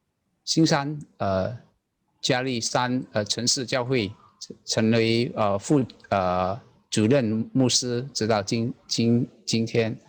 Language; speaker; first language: Chinese; non-native, learner; Indonesian